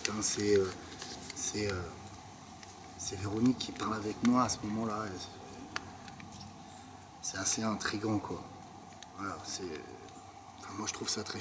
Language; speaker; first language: French; native; French